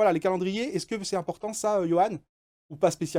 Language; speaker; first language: French; native; French